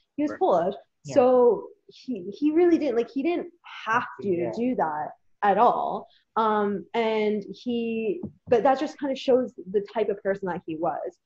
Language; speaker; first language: English; native; English